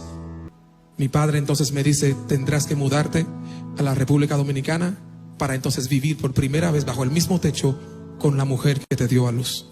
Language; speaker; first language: Spanish; non-native, fluent; Haitian Creole